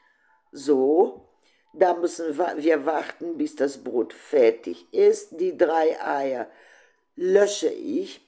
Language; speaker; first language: German; non-native, fluent; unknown